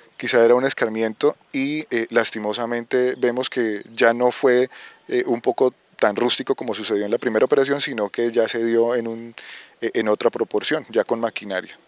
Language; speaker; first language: Spanish; native; Spanish